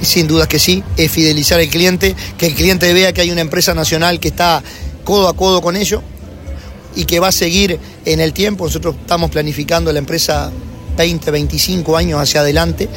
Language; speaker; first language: Spanish; native; Spanish